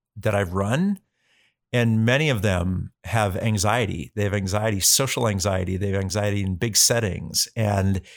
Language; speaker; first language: English; native; English